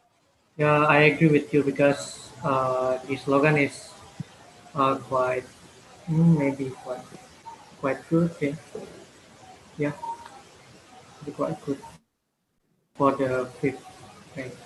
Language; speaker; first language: English; non-native, learner; Malay